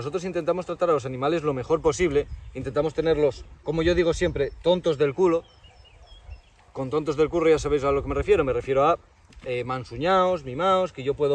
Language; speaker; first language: Spanish; native; Spanish